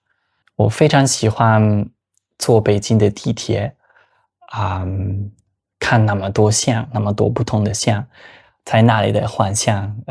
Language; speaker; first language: Chinese; non-native, fluent; Spanish